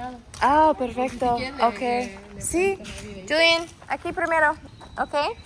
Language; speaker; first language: Spanish; non-native, learner; English